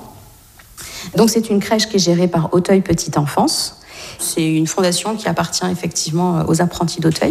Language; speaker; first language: French; native; French